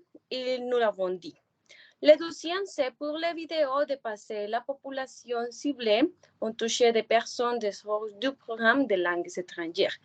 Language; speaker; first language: French; non-native, learner; Spanish